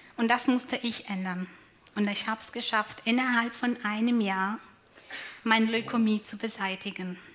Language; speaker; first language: German; non-native, fluent; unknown